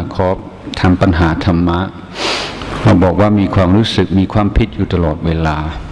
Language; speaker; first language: Thai; non-native, fluent; English